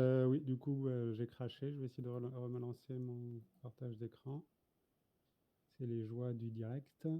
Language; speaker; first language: French; native; French